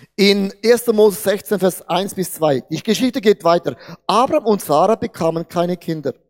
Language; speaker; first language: German; non-native, fluent; Portuguese